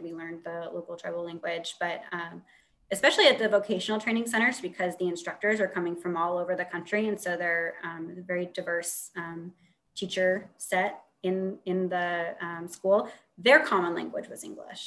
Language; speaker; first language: English; native; English